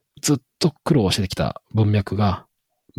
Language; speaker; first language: Japanese; native; Japanese